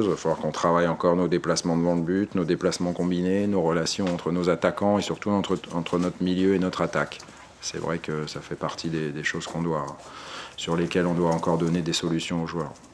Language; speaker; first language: French; native; French